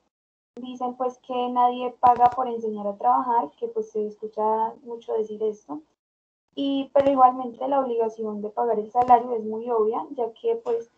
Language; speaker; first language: Spanish; native; Spanish